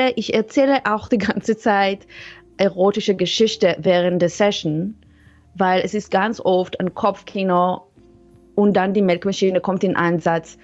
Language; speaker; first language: German; non-native, fluent; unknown